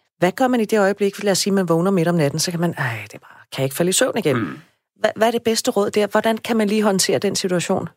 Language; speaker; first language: Danish; native; Danish